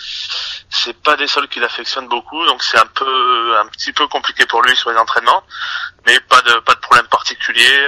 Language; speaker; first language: French; native; French